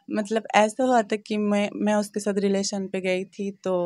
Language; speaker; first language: Hindi; non-native, local second language; Bangla